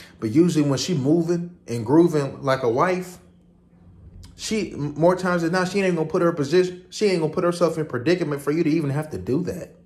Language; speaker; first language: English; native; English